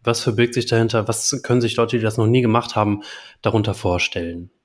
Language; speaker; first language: German; native; German